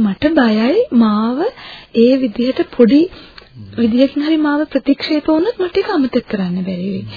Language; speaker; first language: Sinhala; non-native, local second language; Tamil